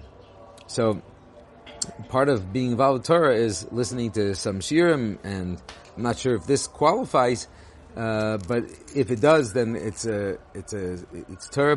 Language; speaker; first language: English; native; English